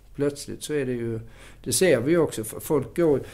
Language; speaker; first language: Swedish; native; Swedish